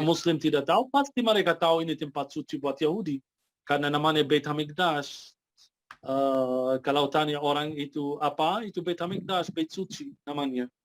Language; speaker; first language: Indonesian; non-native, fluent; Arabic